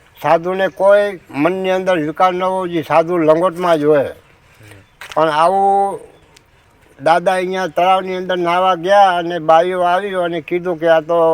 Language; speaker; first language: Gujarati; native; Gujarati